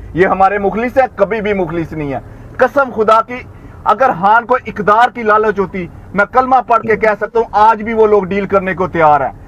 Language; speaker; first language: Urdu; non-native, local second language; Punjabi